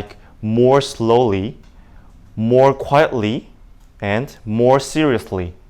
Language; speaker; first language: English; non-native, learner; Indonesian